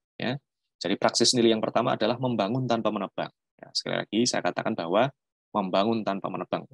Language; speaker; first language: Indonesian; non-native, local second language; Javanese